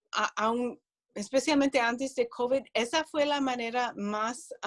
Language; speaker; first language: Spanish; non-native, fluent; English